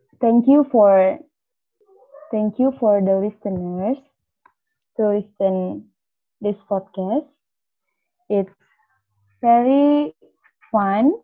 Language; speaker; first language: English; non-native, learner; Indonesian